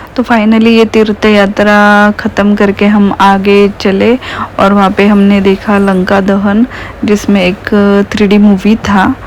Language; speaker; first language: Hindi; non-native, local second language; Marathi